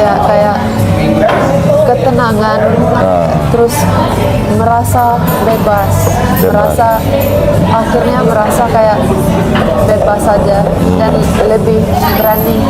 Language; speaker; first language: Indonesian; non-native, fluent; Finnish